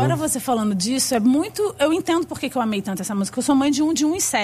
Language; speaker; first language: Portuguese; native; Portuguese